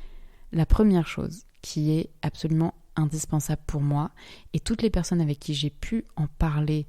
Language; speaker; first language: French; native; French